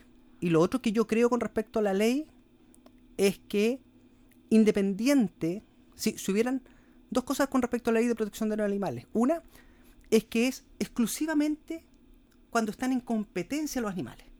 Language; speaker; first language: Spanish; native; Spanish